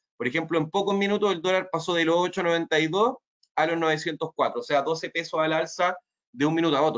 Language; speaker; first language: Spanish; native; Spanish